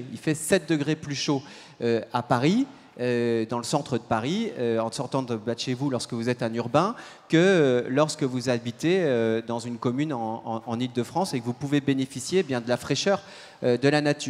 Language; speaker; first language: French; native; French